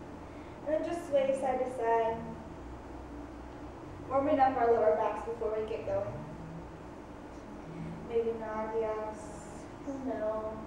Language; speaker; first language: English; native; English